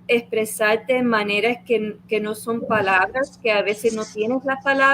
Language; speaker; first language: Spanish; early bilingual, heritage; Spanish